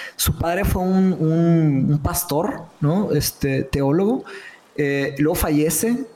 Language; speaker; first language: Spanish; early bilingual, other home language; Portuguese